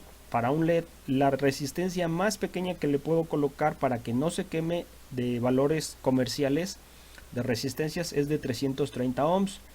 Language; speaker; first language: Spanish; native; Spanish